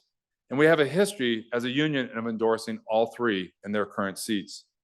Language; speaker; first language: English; native; English